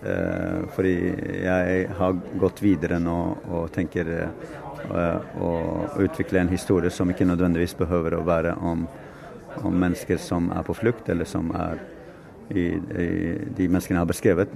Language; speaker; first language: Norwegian; non-native, fluent; Kurdish